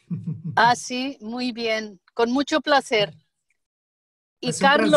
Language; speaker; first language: Portuguese; non-native, learner; Spanish